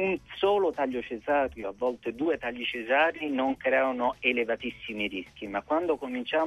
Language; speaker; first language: Italian; native; Italian